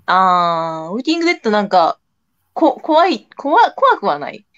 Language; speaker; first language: Japanese; native; Japanese